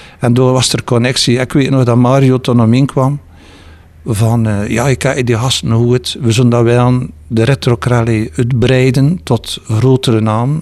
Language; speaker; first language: Dutch; native; Dutch